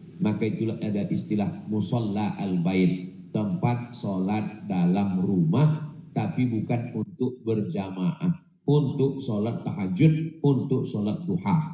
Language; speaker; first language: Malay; non-native, local second language; Minangkabau